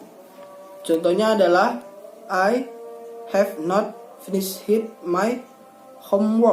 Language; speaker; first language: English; non-native, learner; Indonesian